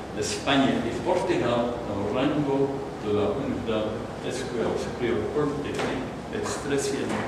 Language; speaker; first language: Spanish; non-native, fluent; Dutch